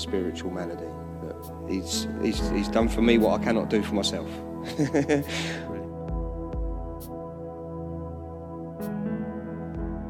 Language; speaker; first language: English; native; English